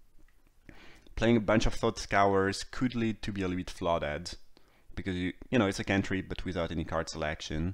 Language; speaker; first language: English; non-native, fluent; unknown